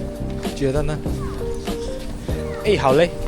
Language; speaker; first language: Chinese; non-native, learner; Vietnamese